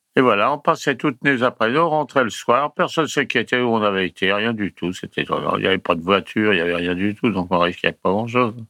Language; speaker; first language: French; early bilingual, other home language; Italian